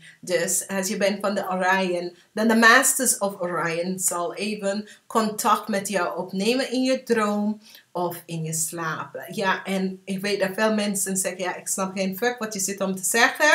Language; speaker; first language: Dutch; early bilingual, heritage; English